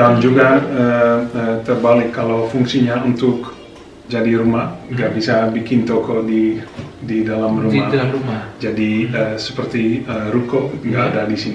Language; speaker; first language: Indonesian; non-native, fluent; Dutch